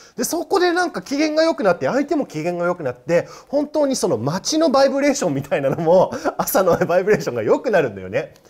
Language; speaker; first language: Japanese; non-native, fluent; English